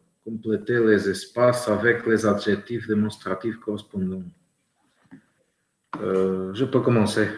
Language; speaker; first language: French; non-native, learner; Portuguese